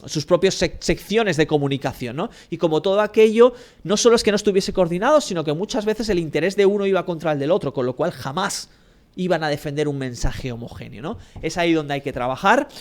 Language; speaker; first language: Spanish; native; Spanish